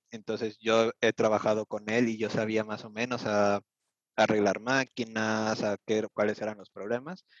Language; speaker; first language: Spanish; native; Spanish